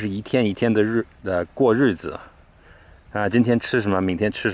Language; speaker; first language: Chinese; non-native, fluent; English